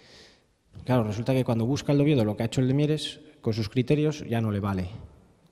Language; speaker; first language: Spanish; native; Spanish